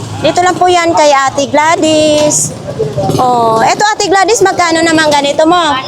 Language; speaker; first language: Filipino; non-native, local second language; Masbatenyo